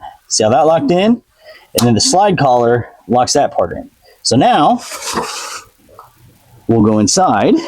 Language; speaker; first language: English; native; English